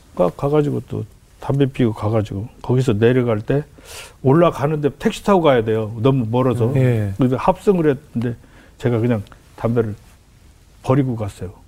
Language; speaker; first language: Korean; native; Korean